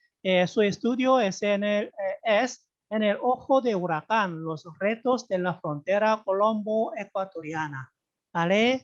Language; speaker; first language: Spanish; non-native, fluent; Korean